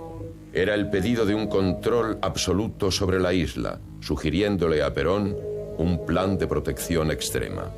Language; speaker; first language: Spanish; native; Spanish